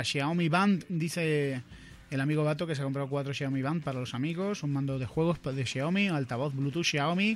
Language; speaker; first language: Spanish; native; Spanish